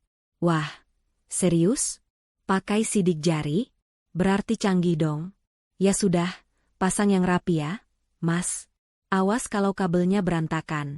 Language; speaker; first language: Indonesian; native; Indonesian